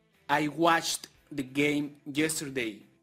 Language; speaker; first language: English; non-native, fluent; Spanish